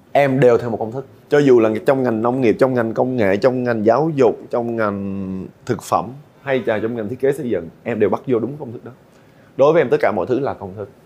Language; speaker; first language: Vietnamese; native; Vietnamese